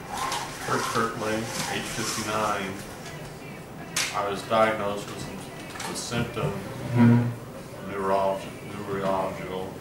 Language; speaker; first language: English; native; English